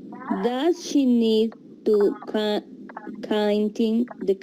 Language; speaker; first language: English; non-native, learner; Spanish